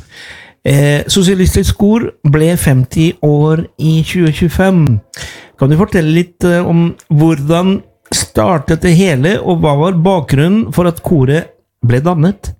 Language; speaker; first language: Norwegian; non-native, fluent; Spanish